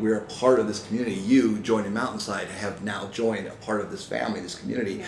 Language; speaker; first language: English; native; English